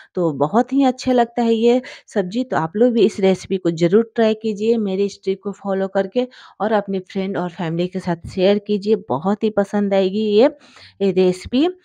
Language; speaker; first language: Hindi; native; Hindi